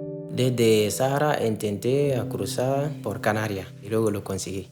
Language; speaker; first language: Spanish; non-native, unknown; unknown